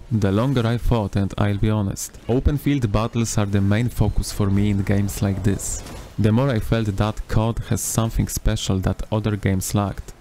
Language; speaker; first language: English; non-native, fluent; Polish